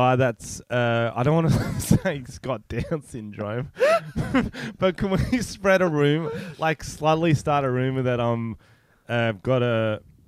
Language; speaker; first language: English; native; English